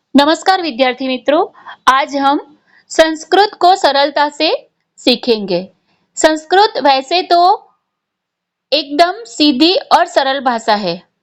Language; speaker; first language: Hindi; non-native, local second language; Gujarati